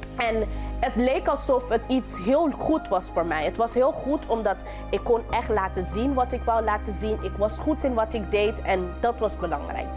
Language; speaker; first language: Dutch; non-native, local second language; English